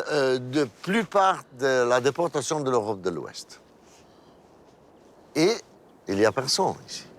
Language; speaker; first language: French; non-native, fluent; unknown